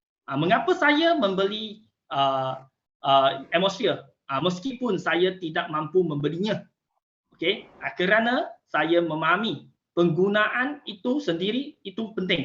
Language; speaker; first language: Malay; non-native, local second language; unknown